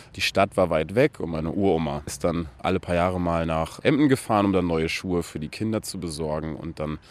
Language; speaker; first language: German; native; German